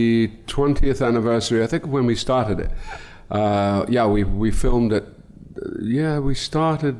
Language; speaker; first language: English; native; English